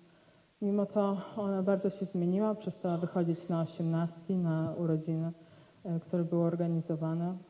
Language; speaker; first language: Polish; native; Polish